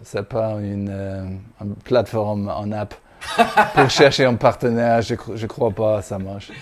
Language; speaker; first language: French; non-native, fluent; German